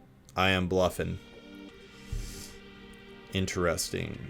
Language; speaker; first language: English; native; English